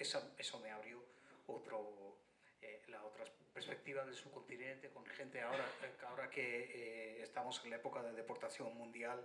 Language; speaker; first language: Spanish; non-native, fluent; Bangla